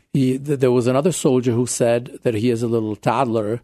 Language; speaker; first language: English; non-native, fluent; Czech